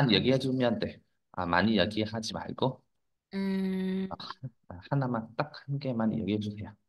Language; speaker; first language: Korean; non-native, fluent; Vietnamese